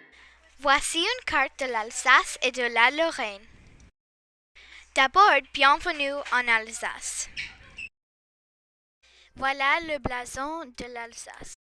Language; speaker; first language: French; non-native, learner; English